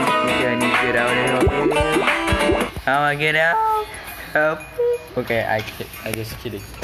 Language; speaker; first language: English; non-native, learner; Indonesian